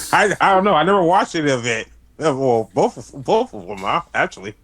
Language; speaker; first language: English; native; English